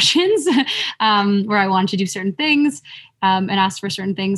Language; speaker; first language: English; native; English